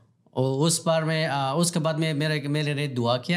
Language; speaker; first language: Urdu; non-native, learner; Pashto